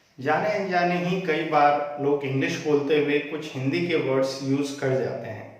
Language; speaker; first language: Hindi; native; Hindi